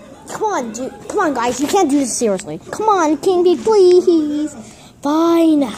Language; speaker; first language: English; native; English